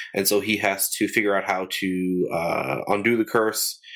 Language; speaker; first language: English; native; English